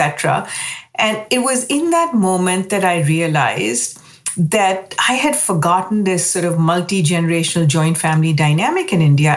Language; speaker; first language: English; non-native, local second language; Hindi